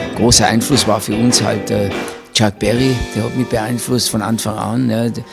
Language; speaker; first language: German; native; German